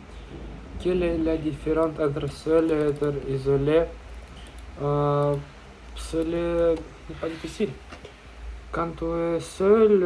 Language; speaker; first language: French; non-native, learner; Russian